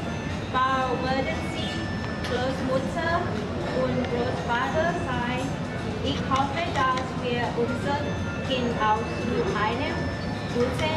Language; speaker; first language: German; non-native, learner; Thai